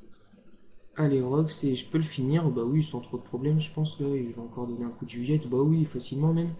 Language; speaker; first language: French; native; French